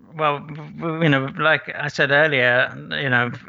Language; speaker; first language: English; native; English